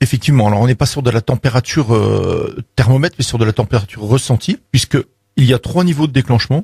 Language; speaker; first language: French; native; French